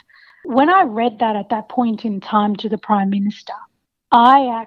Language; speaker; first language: English; native; English